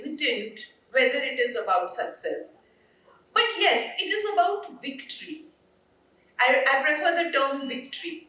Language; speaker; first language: English; non-native, local second language; Hindi